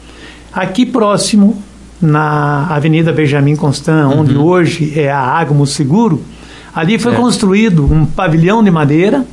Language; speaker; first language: Portuguese; native; Portuguese